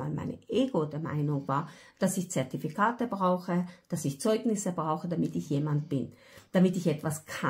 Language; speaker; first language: German; non-native, fluent; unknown